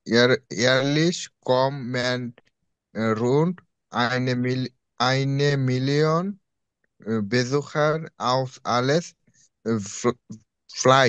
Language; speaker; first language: German; non-native, learner; Bangla